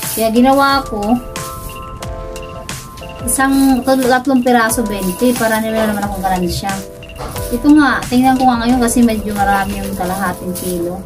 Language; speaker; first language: Filipino; non-native, local second language; Cebuano